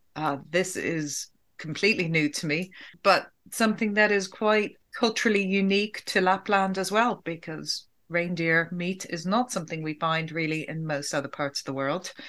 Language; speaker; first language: English; native; English